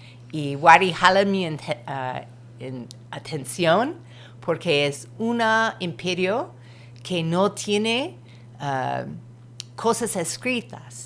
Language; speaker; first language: Spanish; non-native, fluent; English